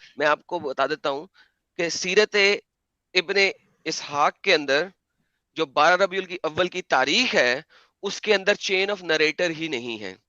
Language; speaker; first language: Urdu; native; Urdu